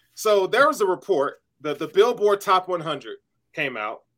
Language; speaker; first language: English; native; English